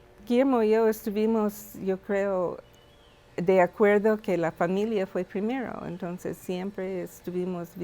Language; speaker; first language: Spanish; non-native, fluent; English